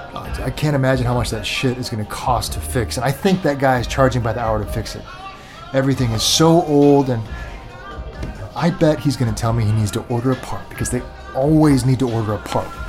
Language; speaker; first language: English; native; English